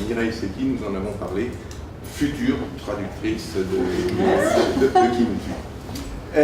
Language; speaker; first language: French; native; French